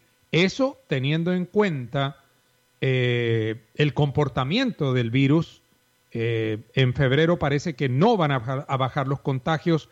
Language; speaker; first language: Spanish; native; Spanish